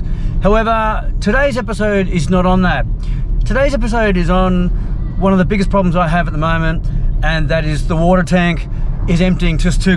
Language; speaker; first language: English; native; English